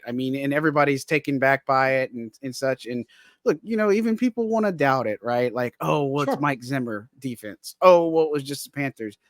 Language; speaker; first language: English; native; English